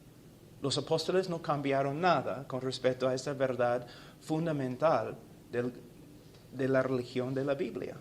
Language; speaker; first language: Spanish; non-native, fluent; English